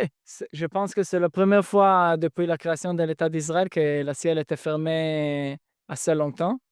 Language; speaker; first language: French; non-native, fluent; Hebrew